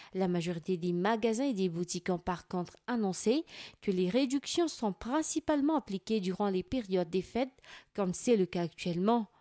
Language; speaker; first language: French; non-native, local second language; Malagasy